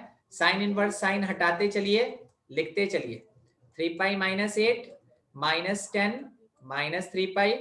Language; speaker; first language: Hindi; native; Hindi